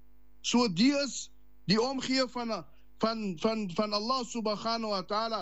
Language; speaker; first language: Dutch; non-native, learner; Afrikaans